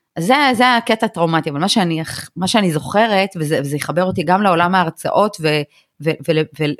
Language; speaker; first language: Hebrew; early bilingual, other home language; Russian